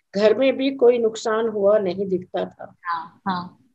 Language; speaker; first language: Hindi; native; Hindi